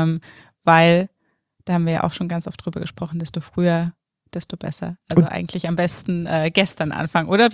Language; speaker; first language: German; native; German